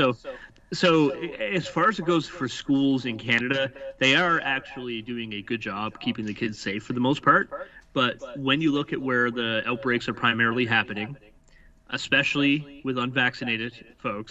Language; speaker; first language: English; native; English